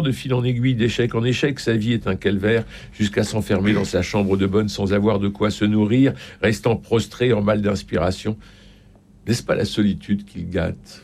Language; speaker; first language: French; native; French